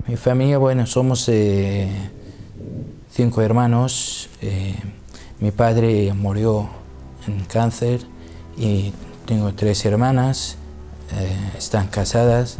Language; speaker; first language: Spanish; non-native, learner; Assyrian Neo-Aramaic